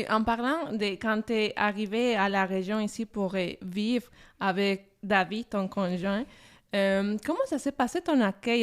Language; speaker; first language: French; non-native, fluent; Spanish